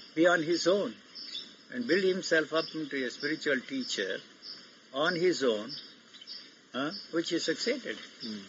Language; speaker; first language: English; non-native, local second language; Telugu